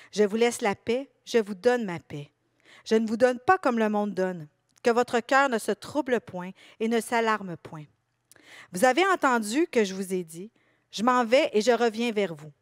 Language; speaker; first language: French; native; French